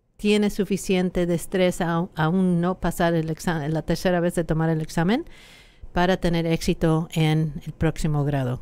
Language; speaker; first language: Spanish; non-native, fluent; English